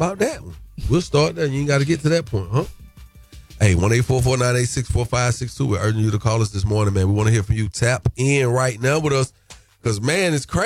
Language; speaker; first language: English; native; English